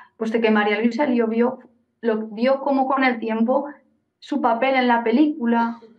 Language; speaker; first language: Spanish; native; Spanish